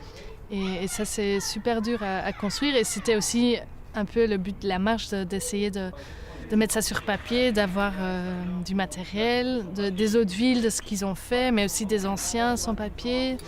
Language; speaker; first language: French; native; French